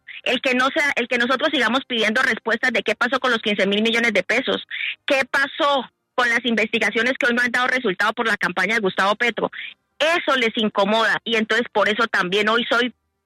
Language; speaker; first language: Spanish; native; Spanish